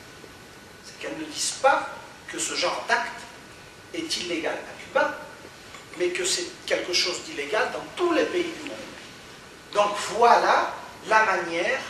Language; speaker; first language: French; native; French